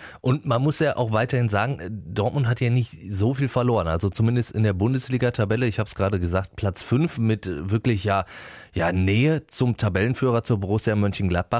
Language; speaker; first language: German; native; German